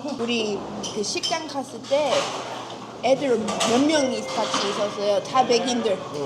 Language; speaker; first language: Korean; non-native, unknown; English